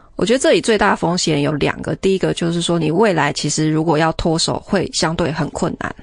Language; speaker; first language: Chinese; native; Chinese